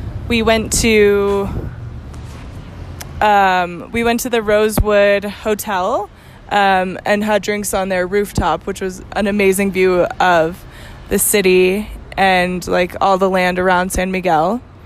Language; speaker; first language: English; native; English